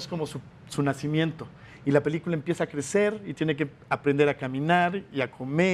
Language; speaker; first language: Spanish; native; Spanish